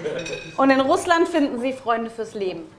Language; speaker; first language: German; native; German